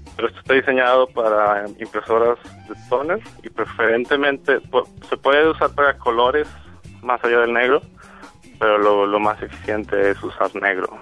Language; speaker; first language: Spanish; native; Spanish